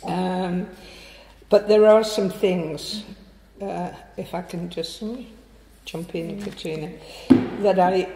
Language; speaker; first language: English; native; English